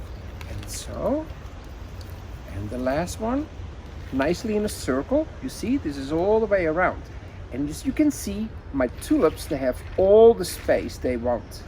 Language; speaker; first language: English; non-native, fluent; Dutch